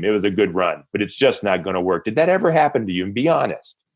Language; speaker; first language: English; native; English